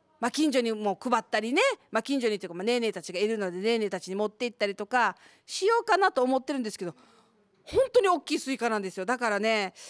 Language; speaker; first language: Japanese; native; Japanese